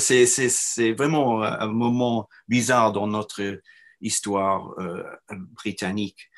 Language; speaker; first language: French; non-native, fluent; English